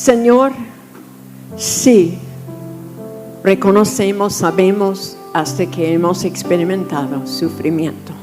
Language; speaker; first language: Spanish; non-native, fluent; English